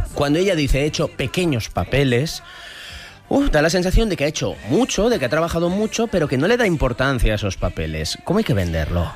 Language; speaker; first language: Spanish; native; Spanish